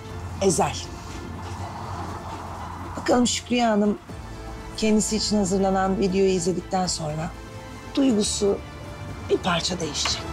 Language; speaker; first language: Turkish; native; Turkish